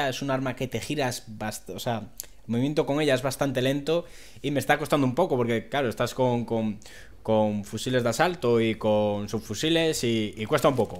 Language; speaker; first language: Spanish; native; Spanish